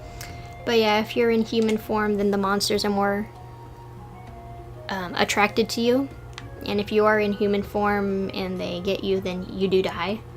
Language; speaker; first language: English; native; English